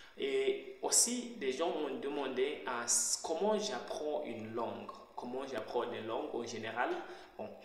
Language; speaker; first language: French; non-native, fluent; Shona